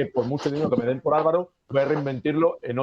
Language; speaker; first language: Spanish; native; Spanish